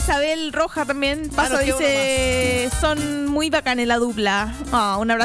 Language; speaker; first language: Spanish; native; Spanish